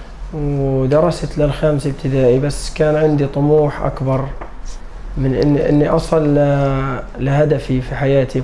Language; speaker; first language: Arabic; native; Arabic